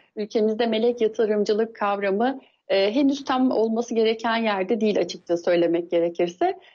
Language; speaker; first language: Turkish; native; Turkish